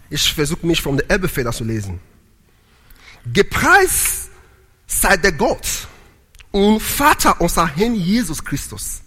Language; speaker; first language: German; non-native, learner; Italian